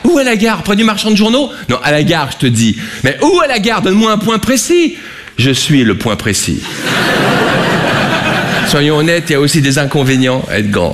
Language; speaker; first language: French; native; French